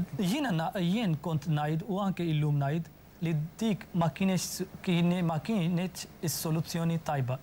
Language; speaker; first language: Maltese; non-native, fluent; Urdu